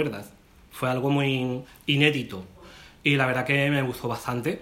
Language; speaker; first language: Spanish; native; Spanish